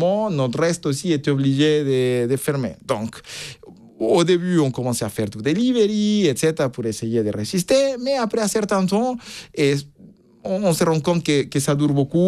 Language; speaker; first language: French; non-native, fluent; Spanish